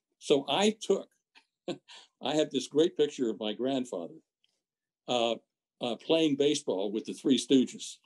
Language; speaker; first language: English; native; English